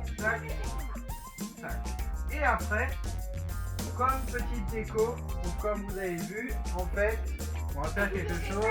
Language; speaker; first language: French; native; French